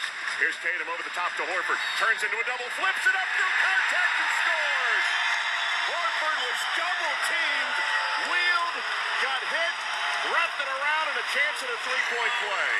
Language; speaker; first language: English; native; English